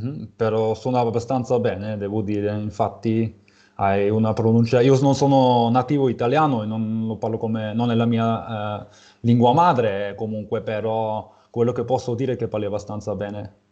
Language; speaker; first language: Italian; non-native, fluent; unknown